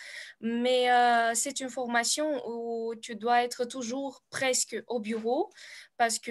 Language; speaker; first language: French; non-native, fluent; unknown